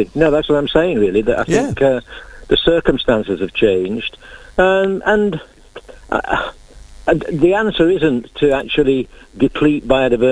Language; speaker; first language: English; native; English